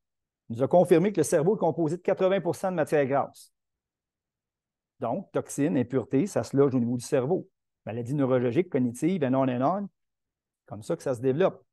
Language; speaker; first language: French; native; French